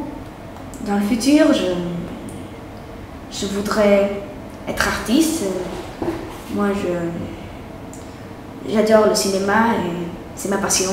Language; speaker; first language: French; non-native, fluent; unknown